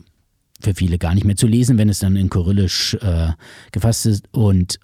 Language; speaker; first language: German; native; German